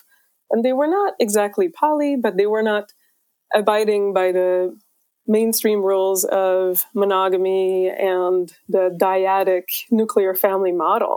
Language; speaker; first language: English; native; English